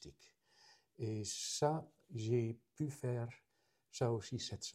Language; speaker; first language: French; non-native, fluent; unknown